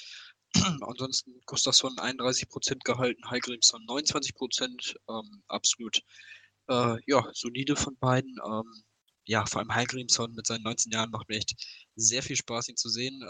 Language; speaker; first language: German; native; German